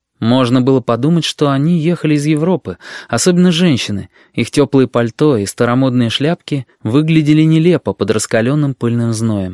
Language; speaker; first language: Russian; native; Russian